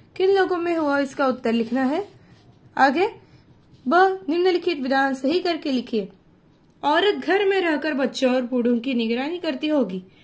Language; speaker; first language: Hindi; non-native, local second language; Marathi